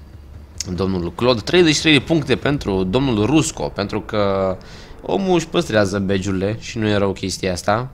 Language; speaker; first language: Romanian; native; Romanian